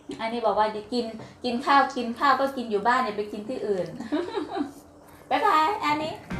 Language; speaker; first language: Thai; non-native, local second language; Northeastern Thai